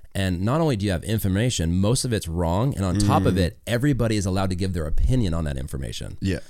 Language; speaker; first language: English; native; English